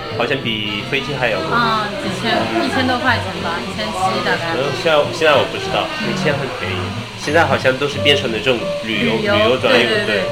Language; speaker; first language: Chinese; early bilingual, other home language; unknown